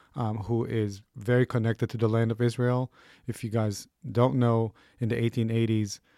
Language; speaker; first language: English; early bilingual, other home language; Hebrew